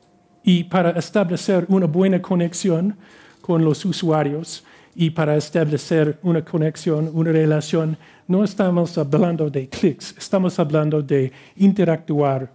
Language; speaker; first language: Spanish; non-native, fluent; English